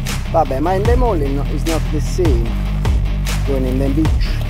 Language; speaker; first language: English; non-native, learner; Italian